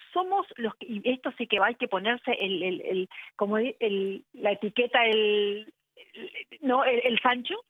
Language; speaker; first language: Spanish; native; Spanish